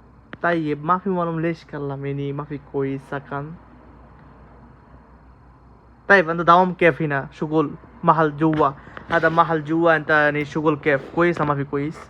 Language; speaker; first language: Arabic; non-native, learner; Bangla